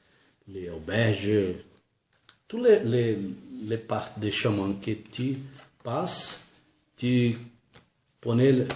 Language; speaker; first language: French; non-native, learner; Portuguese